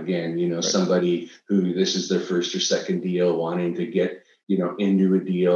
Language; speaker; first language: English; native; English